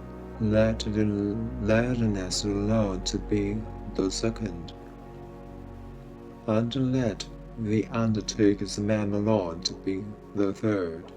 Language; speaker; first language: English; non-native, fluent; Japanese